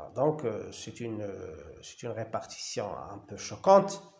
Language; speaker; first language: French; non-native, local second language; Arabic